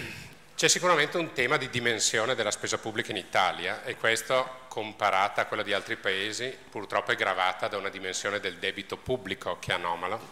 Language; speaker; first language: Italian; native; Italian